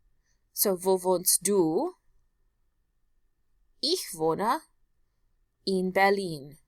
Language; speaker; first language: German; non-native, fluent; English